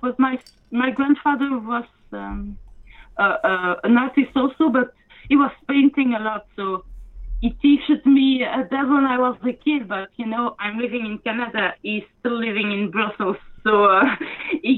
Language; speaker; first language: English; non-native, fluent; French